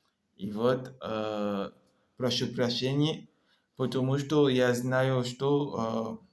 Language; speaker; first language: Russian; non-native, learner; French